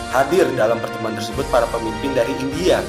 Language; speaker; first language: Indonesian; native; Indonesian